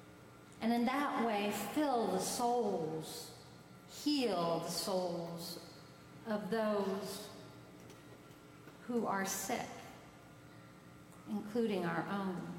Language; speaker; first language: English; native; English